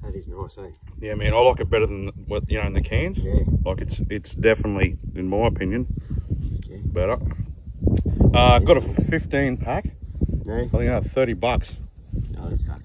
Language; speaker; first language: English; native; English